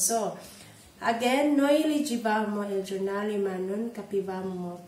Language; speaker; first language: Italian; non-native, learner; Cebuano